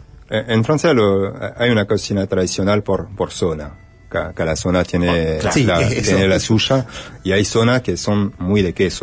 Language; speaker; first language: Spanish; non-native, fluent; French